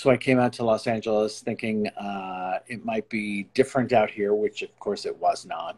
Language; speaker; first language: English; native; English